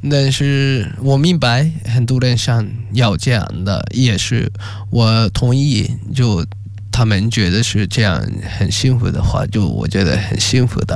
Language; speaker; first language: Chinese; non-native, fluent; Japanese